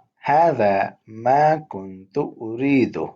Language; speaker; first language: Arabic; non-native, fluent; Urdu